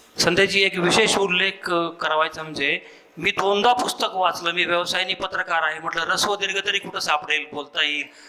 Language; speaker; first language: Marathi; native; Marathi